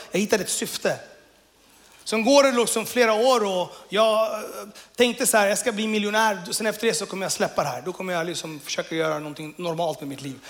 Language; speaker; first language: Swedish; early bilingual, other home language; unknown